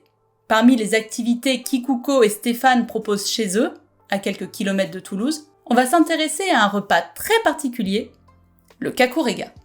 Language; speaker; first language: French; native; French